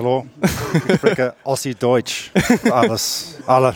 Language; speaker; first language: German; non-native, learner; English